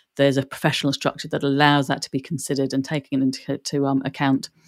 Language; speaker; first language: English; native; English